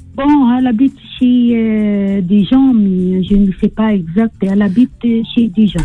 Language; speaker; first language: French; non-native, learner; Arabic